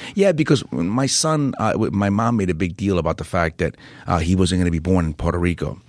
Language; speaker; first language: English; native; English